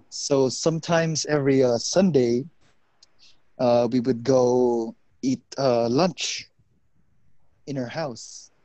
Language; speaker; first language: English; non-native, local second language; Hiligaynon